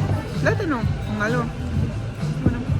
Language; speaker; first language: Spanish; early bilingual, heritage; Spanish